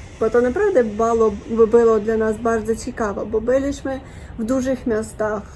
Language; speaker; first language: Polish; non-native, learner; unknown